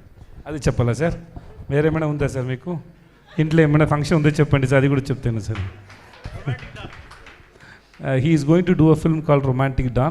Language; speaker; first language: Telugu; non-native, learner; Tamil